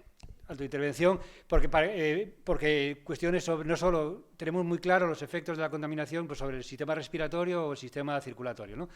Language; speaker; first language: Spanish; native; Spanish